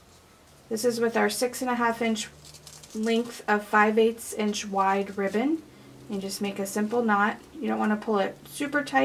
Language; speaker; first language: English; native; English